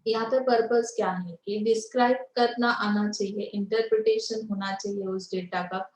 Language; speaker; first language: Hindi; non-native, local second language; Marathi